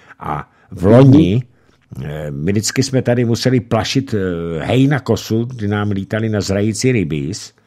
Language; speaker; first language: Czech; native; Czech